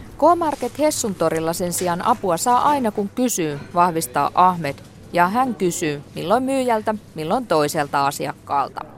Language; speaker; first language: Finnish; native; Finnish